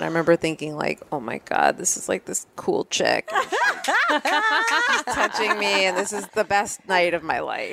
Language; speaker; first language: English; native; English